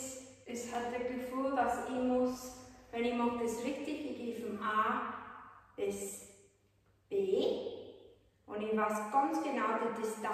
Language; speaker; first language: German; non-native, fluent; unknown